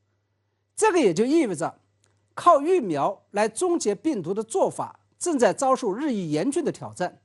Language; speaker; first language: Chinese; native; Chinese